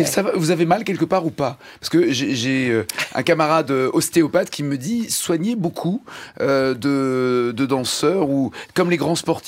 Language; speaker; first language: French; native; French